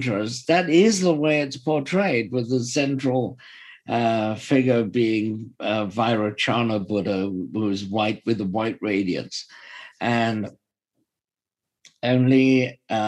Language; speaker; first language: English; native; English